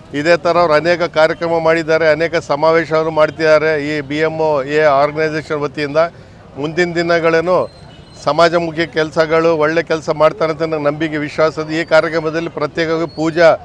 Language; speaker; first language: Kannada; non-native, local second language; Urdu